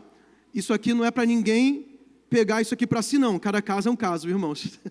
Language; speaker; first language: Portuguese; native; Portuguese